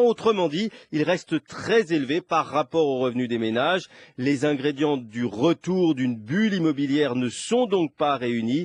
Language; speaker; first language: French; native; French